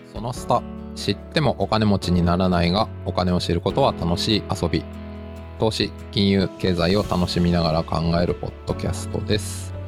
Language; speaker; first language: Japanese; native; Japanese